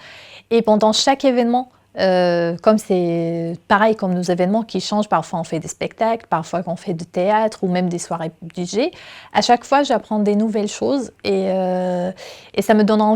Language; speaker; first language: French; non-native, fluent; Arabic